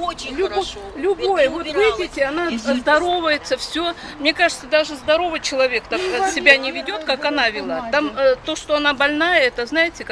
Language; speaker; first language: Russian; native; Russian